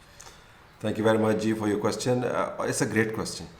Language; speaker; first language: Urdu; native; Urdu